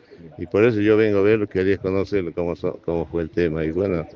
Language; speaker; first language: Spanish; native; Spanish